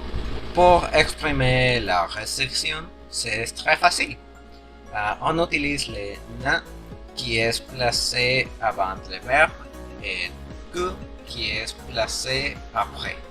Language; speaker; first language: French; non-native, learner; Spanish